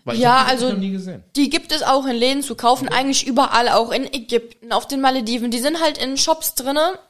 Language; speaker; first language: German; non-native, fluent; Czech